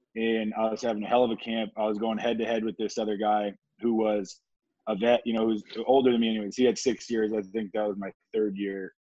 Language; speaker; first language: English; native; English